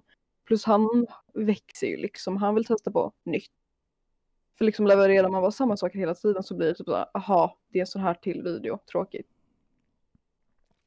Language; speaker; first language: Swedish; native; Swedish